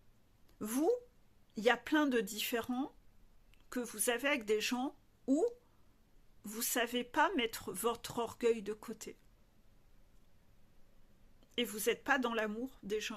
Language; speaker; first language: French; native; French